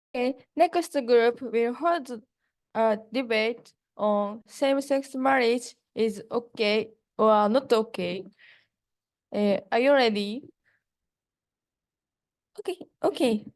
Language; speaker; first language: English; non-native, fluent; Japanese